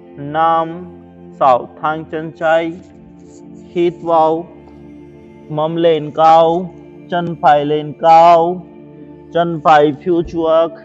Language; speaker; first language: Vietnamese; non-native, learner; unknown